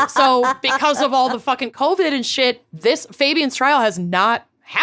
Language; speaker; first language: English; native; English